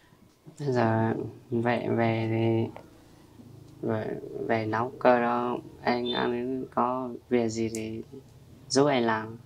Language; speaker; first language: Vietnamese; non-native, local second language; Hmong